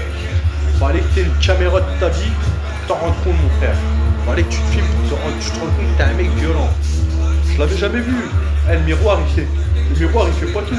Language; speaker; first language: French; native; French